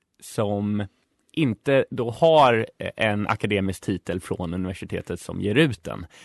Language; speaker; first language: Swedish; native; Swedish